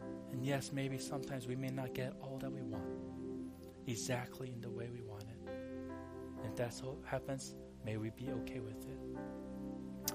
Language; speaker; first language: English; early bilingual, other home language; Korean